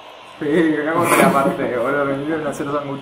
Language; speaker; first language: Spanish; native; Spanish